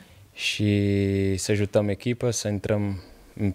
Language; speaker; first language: Romanian; non-native, fluent; Portuguese